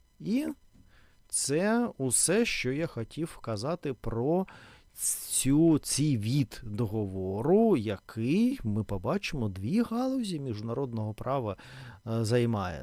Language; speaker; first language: Ukrainian; non-native, local second language; Russian